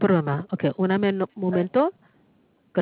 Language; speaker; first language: Spanish; non-native, learner; English